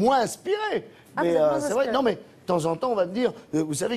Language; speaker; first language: French; native; French